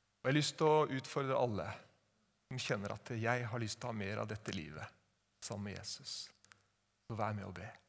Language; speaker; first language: Norwegian; native; Norwegian